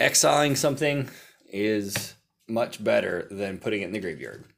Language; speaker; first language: English; native; English